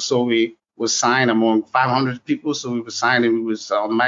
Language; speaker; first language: English; non-native, local second language; Yoruba